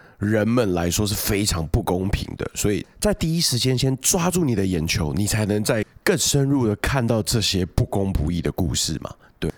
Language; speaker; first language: Chinese; native; Chinese